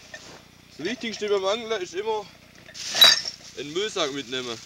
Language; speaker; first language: German; native; German